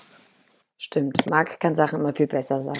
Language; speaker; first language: German; native; German